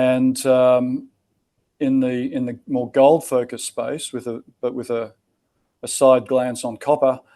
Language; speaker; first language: English; native; English